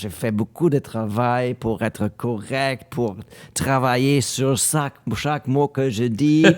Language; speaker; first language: French; non-native, learner; German